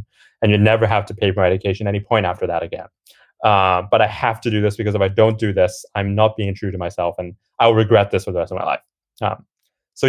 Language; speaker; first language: English; non-native, local second language; Cantonese